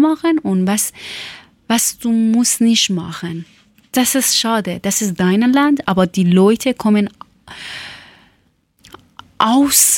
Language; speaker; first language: German; non-native, learner; Persian